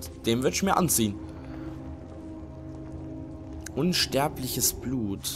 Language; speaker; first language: German; native; German